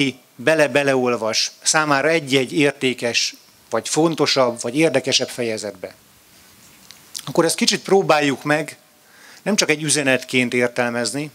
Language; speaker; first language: Hungarian; native; Hungarian